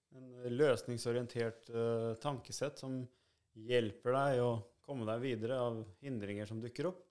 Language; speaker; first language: Norwegian; early bilingual, other home language; Albanian